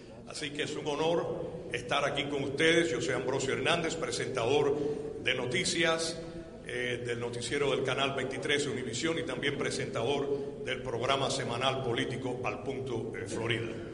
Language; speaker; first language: Spanish; early bilingual, heritage; Spanish